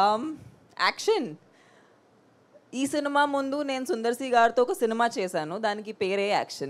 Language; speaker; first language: Telugu; non-native, fluent; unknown